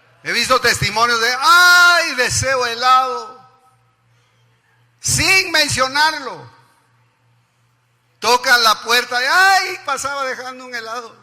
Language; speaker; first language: Spanish; native; Spanish